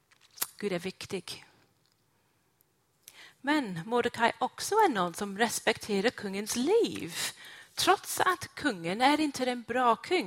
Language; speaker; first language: Swedish; non-native, fluent; English